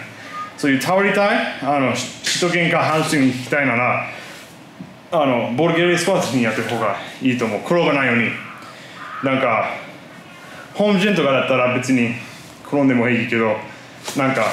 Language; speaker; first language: Japanese; non-native, fluent; English